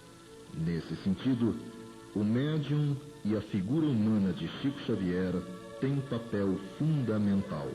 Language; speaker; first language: Portuguese; native; Portuguese